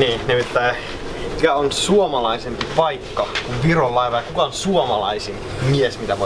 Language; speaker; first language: Finnish; native; Finnish